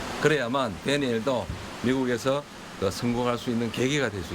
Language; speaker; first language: Korean; native; Korean